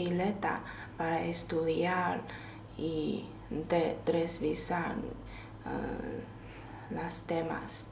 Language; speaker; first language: Spanish; non-native, learner; Chinese